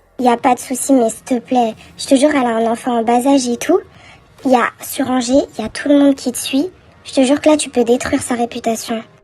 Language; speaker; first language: French; native; French